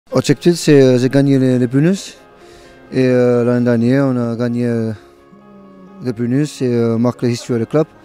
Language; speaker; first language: French; non-native, learner; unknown